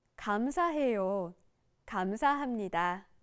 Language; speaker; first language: Korean; native; Korean